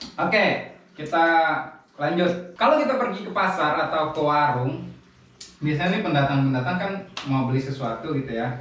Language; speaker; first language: Indonesian; non-native, local second language; Minangkabau